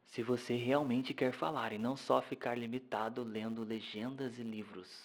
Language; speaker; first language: Portuguese; native; Portuguese